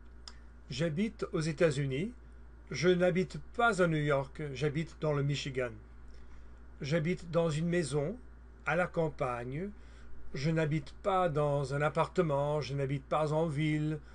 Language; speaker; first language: French; non-native, learner; English